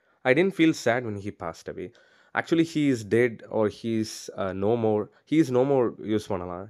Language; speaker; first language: English; non-native, local second language; Tamil